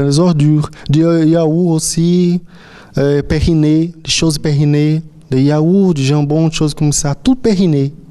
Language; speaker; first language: French; non-native, fluent; Portuguese